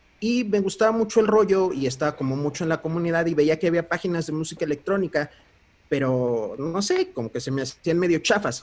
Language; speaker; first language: Spanish; early bilingual, heritage; Spanish